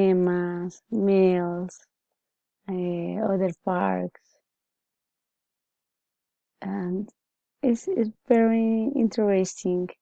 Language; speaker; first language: English; non-native, learner; Spanish